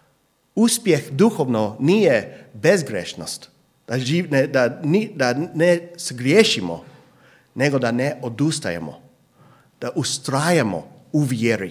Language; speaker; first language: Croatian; non-native, fluent; English